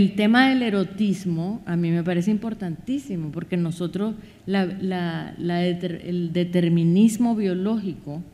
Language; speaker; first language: Spanish; native; Spanish